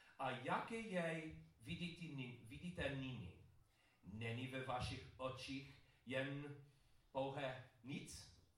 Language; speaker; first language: Czech; non-native, learner; English